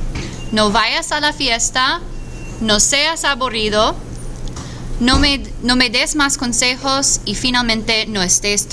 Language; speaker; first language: Spanish; non-native, fluent; English